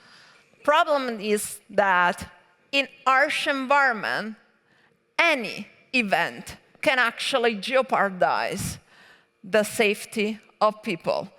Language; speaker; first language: English; non-native, fluent; Italian